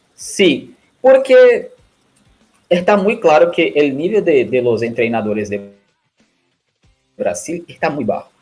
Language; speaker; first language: Spanish; non-native, learner; Portuguese